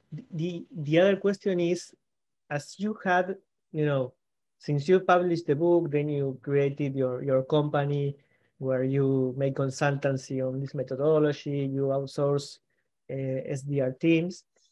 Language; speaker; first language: English; non-native, fluent; Spanish